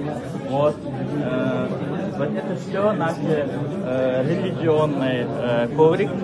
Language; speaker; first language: Russian; non-native, local second language; Ingush